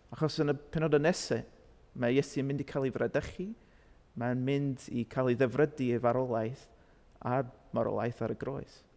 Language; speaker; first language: Welsh; non-native, fluent; English